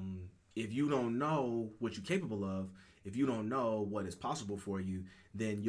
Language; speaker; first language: English; native; English